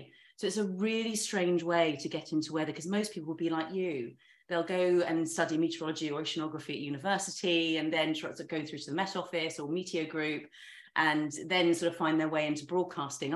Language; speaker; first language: English; native; English